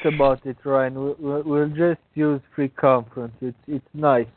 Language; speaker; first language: English; non-native, fluent; Romanian